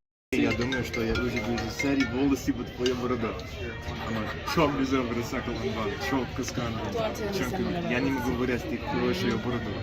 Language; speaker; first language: Russian; non-native, learner; English